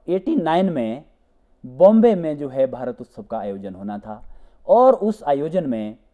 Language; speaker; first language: Hindi; native; Hindi